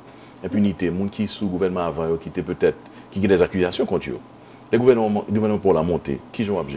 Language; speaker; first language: French; non-native, local second language; Haitian Creole